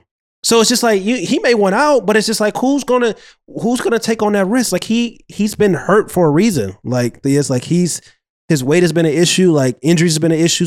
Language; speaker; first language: English; native; English